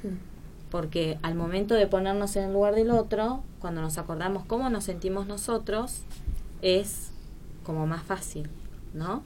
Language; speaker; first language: Spanish; native; Spanish